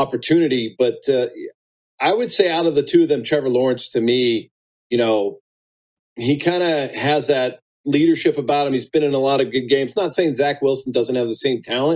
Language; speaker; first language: English; native; English